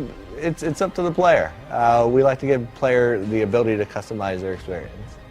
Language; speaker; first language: English; native; English